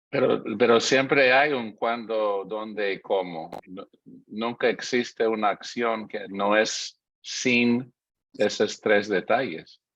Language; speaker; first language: Spanish; non-native, fluent; English